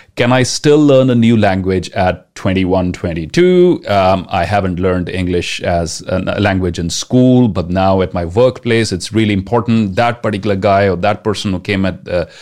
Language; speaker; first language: English; non-native, local second language; Punjabi